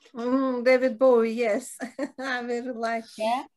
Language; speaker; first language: English; non-native, learner; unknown